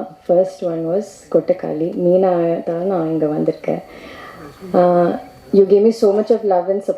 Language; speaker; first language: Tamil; non-native, learner; Malayalam